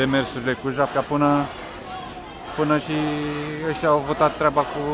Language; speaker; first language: Romanian; native; Romanian